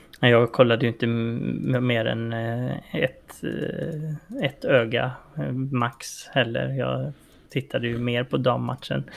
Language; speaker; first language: Swedish; native; Swedish